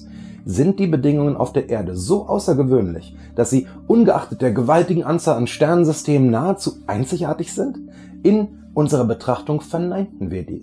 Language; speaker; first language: German; native; German